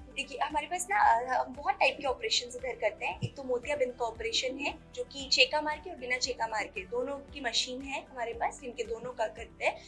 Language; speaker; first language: Hindi; non-native, local second language; Gujarati